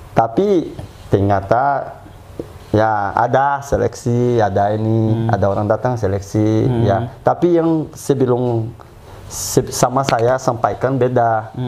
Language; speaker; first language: Indonesian; non-native, fluent; Portuguese